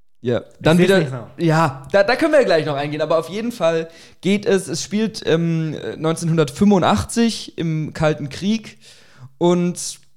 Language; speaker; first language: German; native; German